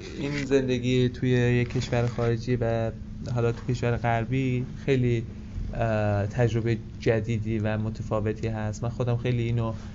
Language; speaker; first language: Persian; native; Persian